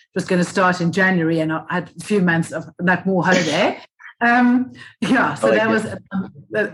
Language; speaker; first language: English; native; English